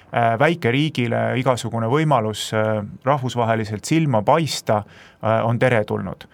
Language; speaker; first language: Estonian; native; Estonian